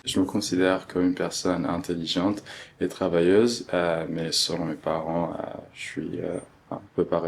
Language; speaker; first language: French; early bilingual, other home language; Arabic